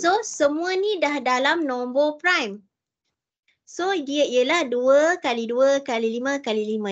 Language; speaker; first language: Malay; native; Malay